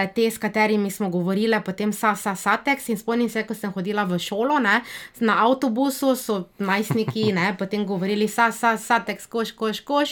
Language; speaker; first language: Slovenian; native; Slovenian